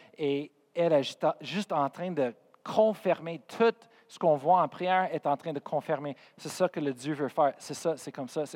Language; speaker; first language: French; non-native, fluent; English